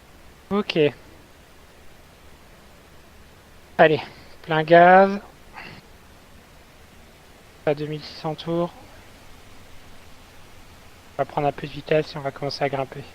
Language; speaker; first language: French; native; French